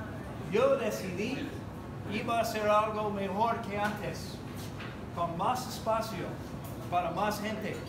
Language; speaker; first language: Spanish; non-native, learner; English